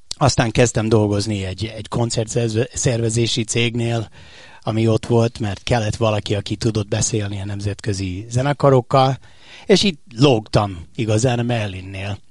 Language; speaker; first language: Hungarian; non-native, fluent; English